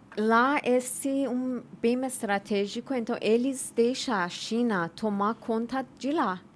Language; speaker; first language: Portuguese; non-native, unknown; Persian